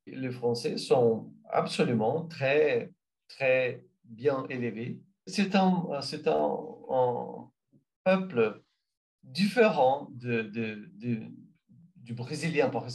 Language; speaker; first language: French; non-native, learner; Portuguese